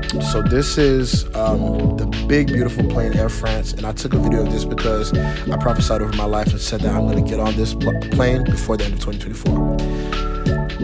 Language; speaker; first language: English; native; English